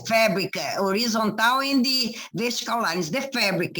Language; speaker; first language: English; non-native, learner; Portuguese